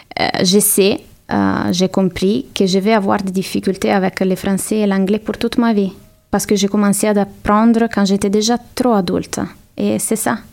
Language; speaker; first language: French; non-native, learner; Italian